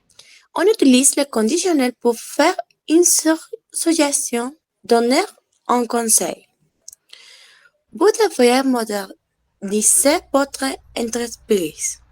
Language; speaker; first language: French; non-native, learner; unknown